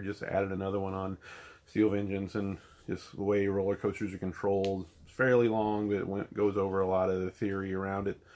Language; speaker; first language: English; native; English